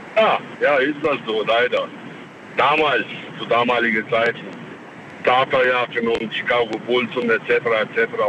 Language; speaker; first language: German; non-native, fluent; Chinese